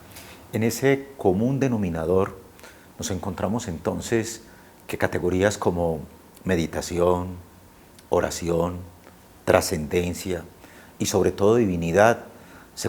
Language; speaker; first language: Spanish; native; Spanish